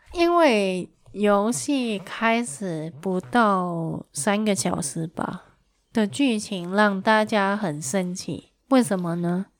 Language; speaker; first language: Chinese; native; Chinese